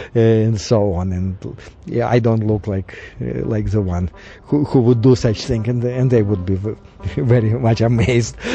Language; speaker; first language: English; non-native, fluent; Russian